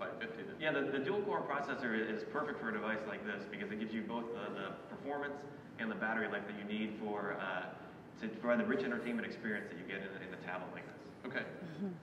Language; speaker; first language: English; native; English